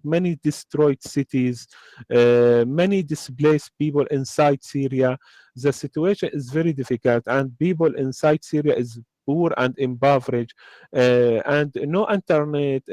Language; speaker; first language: English; non-native, learner; Arabic